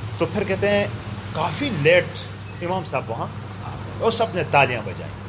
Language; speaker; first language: Urdu; non-native, local second language; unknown